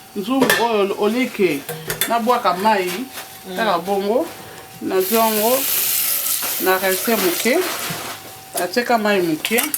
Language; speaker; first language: Lingala; non-native, local second language; Kongo